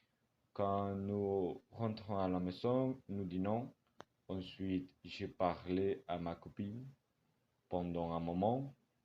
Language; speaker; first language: French; non-native, learner; Spanish